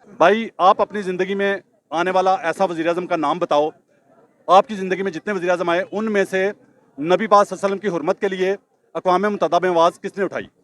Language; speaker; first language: Urdu; native; Urdu